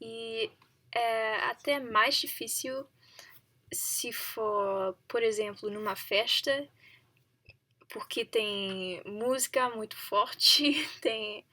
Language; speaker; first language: Portuguese; non-native, learner; English